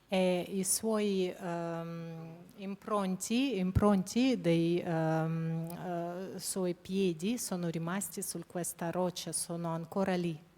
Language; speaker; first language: Italian; non-native, fluent; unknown